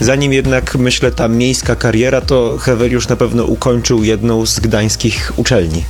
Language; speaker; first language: Polish; native; Polish